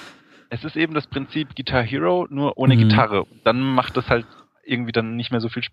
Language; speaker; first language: German; native; German